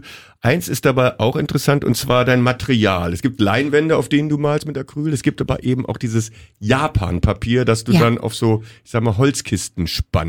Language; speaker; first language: German; native; German